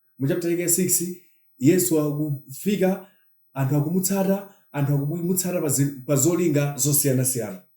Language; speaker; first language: Nyanja; non-native, local second language; Tumbuka